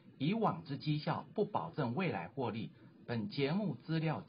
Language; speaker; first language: Chinese; native; Chinese